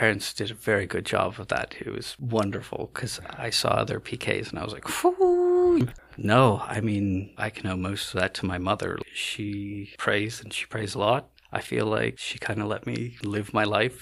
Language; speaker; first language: English; native; English